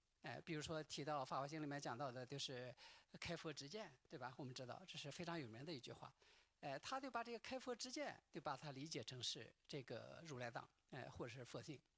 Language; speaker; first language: Chinese; native; Chinese